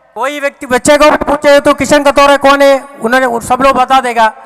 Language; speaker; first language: Hindi; non-native, local second language; Malayalam